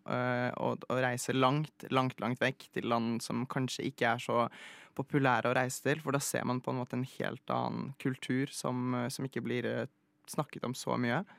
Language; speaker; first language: Norwegian; early bilingual, other home language; Polish